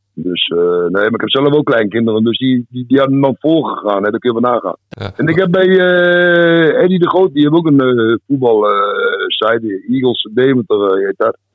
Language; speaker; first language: Dutch; native; Dutch